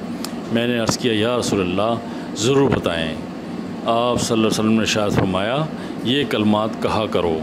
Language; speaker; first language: Urdu; native; Urdu